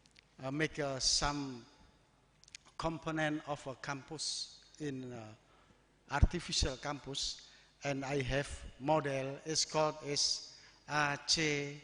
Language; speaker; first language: English; non-native, learner; Indonesian